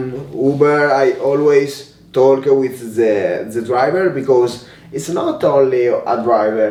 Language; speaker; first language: English; non-native, learner; Italian